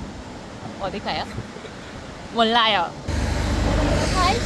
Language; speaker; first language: Korean; non-native, learner; Japanese